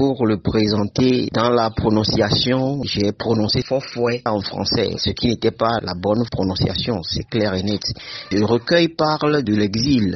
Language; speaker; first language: French; non-native, local second language; Ewe